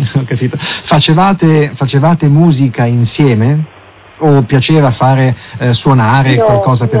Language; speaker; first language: Italian; native; Italian